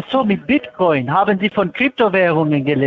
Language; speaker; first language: German; non-native, fluent; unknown